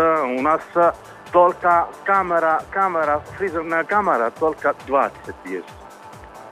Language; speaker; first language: Russian; non-native, learner; Italian